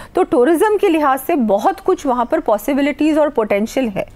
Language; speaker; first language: Hindi; native; Hindi